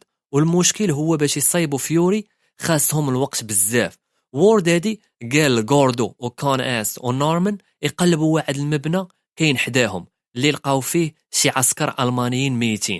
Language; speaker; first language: Arabic; native; Arabic